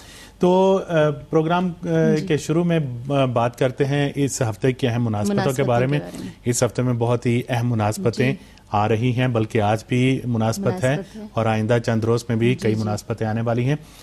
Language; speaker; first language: Urdu; native; Urdu